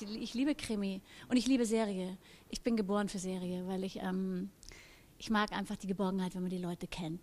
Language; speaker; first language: German; native; German